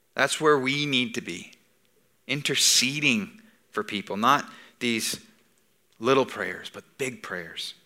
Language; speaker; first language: English; native; English